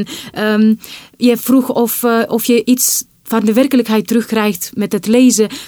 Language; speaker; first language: Dutch; non-native, fluent; Romanian